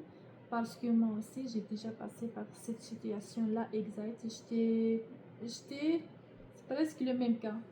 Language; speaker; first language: French; non-native, learner; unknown